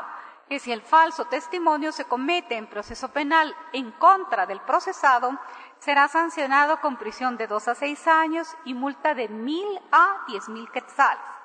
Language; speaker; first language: Spanish; native; Spanish